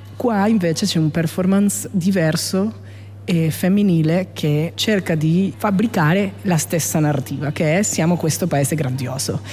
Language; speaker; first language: Italian; non-native, fluent; Spanish